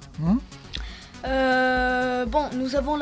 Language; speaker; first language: French; non-native, local second language; Arabic